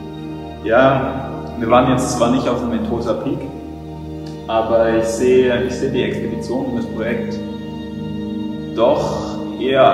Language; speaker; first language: German; native; German